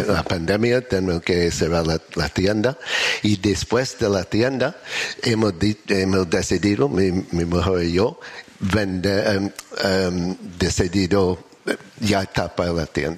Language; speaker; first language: Spanish; non-native, learner; English